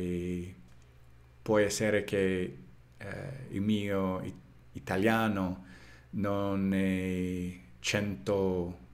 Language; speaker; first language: Italian; non-native, learner; English